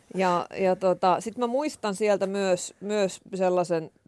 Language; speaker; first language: Finnish; native; Finnish